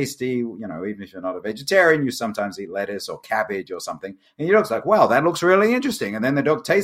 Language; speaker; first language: English; native; English